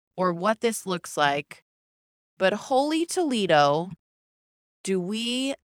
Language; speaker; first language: English; native; English